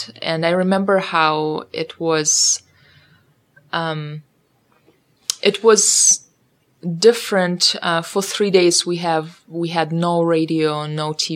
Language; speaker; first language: English; non-native, fluent; Russian